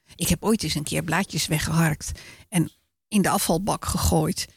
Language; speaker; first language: Dutch; native; Dutch